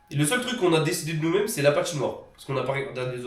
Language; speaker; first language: French; native; French